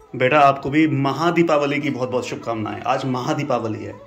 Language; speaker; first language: Hindi; native; Hindi